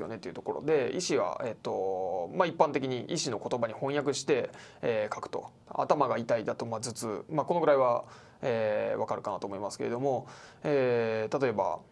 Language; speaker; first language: Japanese; native; Japanese